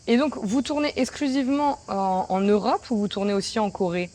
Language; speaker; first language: French; native; French